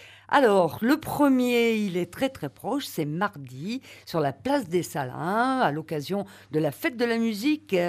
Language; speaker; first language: French; native; French